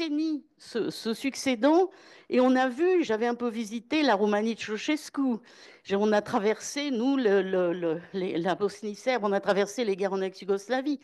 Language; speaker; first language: French; native; French